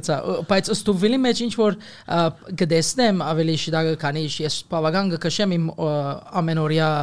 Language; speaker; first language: Armenian; early bilingual, heritage; Armenian